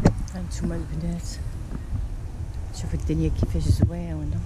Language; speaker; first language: Arabic; native; Arabic